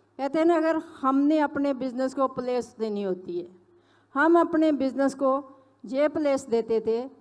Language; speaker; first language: Hindi; non-native, local second language; Punjabi